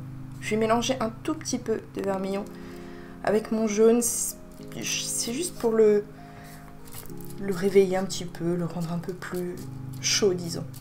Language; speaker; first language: French; native; French